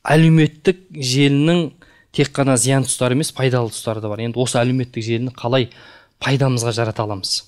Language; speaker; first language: Kazakh; native; Kazakh